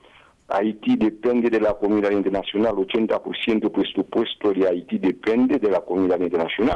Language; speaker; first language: Spanish; non-native, fluent; Haitian Creole